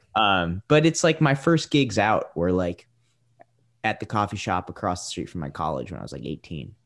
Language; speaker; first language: English; native; English